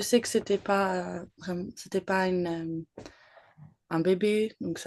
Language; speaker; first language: French; early bilingual, other home language; English